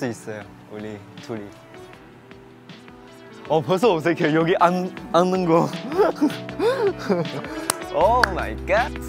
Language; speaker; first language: Korean; non-native, learner; Chinese